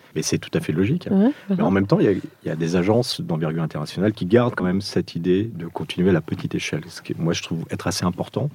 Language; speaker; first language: French; early bilingual, other home language; Portuguese